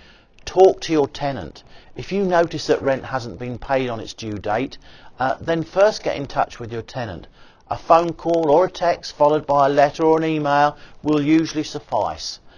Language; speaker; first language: English; native; English